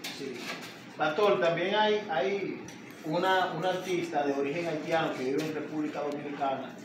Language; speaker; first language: Spanish; native; Spanish